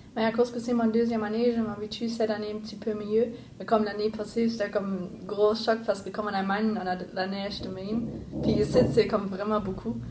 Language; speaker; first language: French; non-native, fluent; German